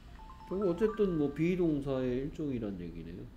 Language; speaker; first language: Korean; native; Korean